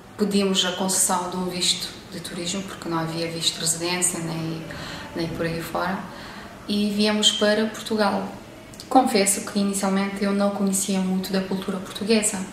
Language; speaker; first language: Portuguese; non-native, fluent; Romanian